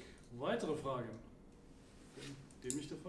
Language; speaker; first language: German; native; German